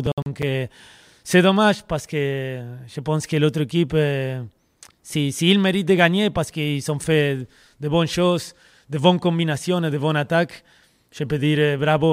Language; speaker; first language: French; non-native, fluent; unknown